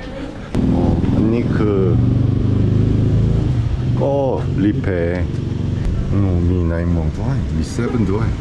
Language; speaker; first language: Thai; non-native, learner; Korean